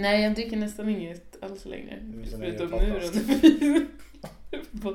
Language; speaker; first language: Swedish; native; Swedish